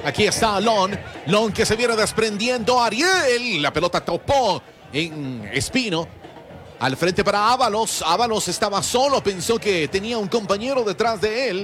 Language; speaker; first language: Spanish; native; Spanish